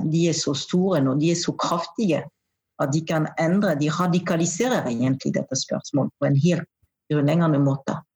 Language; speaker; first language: Norwegian; non-native, fluent; French